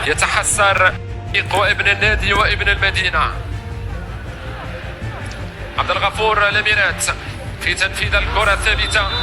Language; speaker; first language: Arabic; native; Arabic